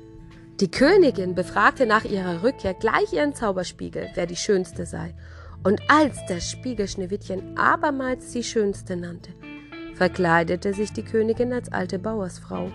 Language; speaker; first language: German; native; German